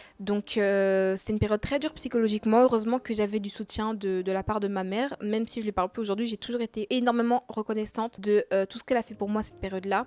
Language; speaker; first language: French; early bilingual, other home language; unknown